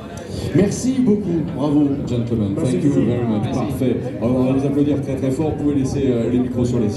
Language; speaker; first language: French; native; French